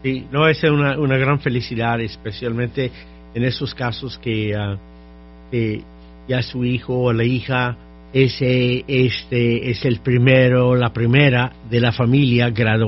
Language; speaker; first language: Spanish; non-native, fluent; English